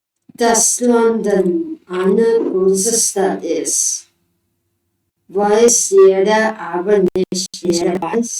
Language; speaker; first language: German; non-native, learner; Thai